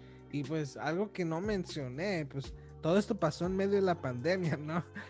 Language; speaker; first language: Spanish; native; Spanish